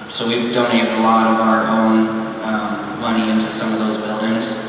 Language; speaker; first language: English; native; English